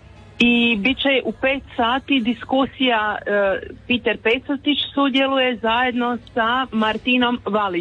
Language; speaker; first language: Serbian; native; Serbian